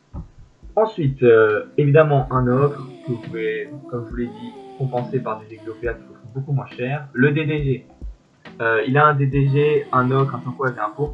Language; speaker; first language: French; native; French